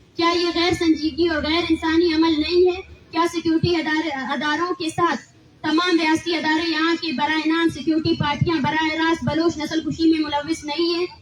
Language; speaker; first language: Urdu; non-native, local second language; Baluchi